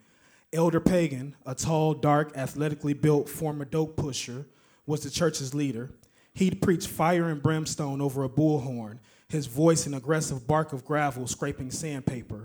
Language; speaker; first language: English; native; English